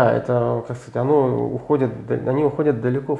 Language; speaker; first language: Russian; native; Russian